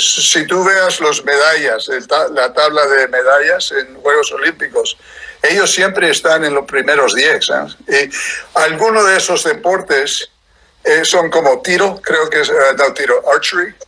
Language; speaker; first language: Spanish; non-native, fluent; English